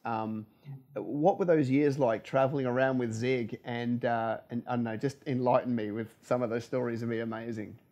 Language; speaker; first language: English; native; English